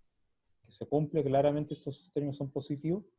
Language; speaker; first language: Spanish; native; Spanish